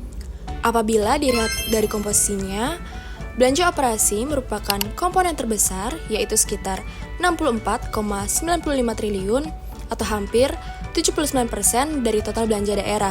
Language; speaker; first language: Indonesian; native; Indonesian